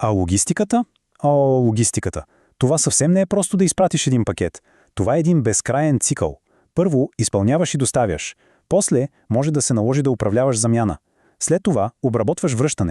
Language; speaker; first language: Bulgarian; native; Bulgarian